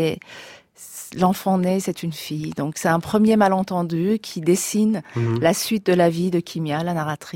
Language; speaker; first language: French; native; French